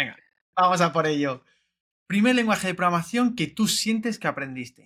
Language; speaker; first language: Spanish; native; Spanish